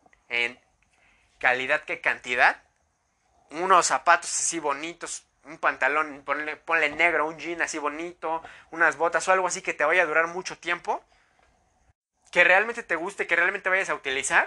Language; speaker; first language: Spanish; native; Spanish